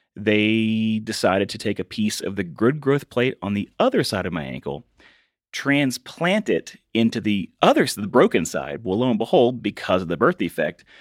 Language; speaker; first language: English; native; English